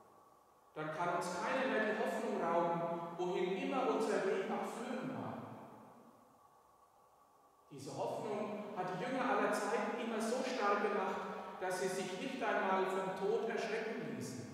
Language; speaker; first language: German; native; German